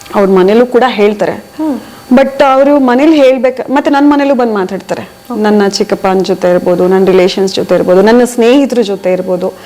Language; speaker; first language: Kannada; native; Kannada